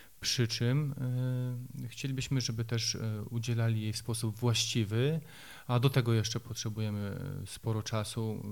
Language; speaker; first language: Polish; native; Polish